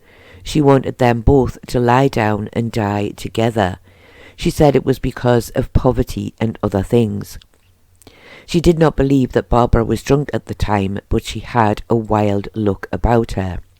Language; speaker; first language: English; native; English